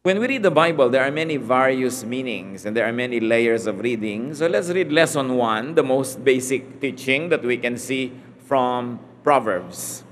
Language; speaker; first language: English; non-native, local second language; Filipino